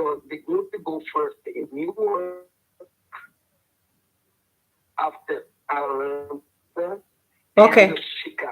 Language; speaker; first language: English; non-native, learner; Portuguese